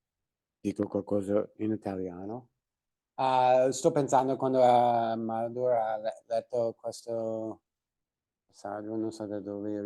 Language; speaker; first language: Italian; non-native, fluent; English